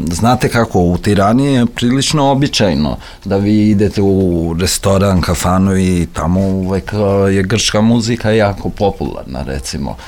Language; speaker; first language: Serbian; non-native, local second language; Albanian